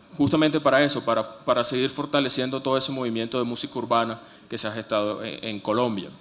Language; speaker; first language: Spanish; native; Spanish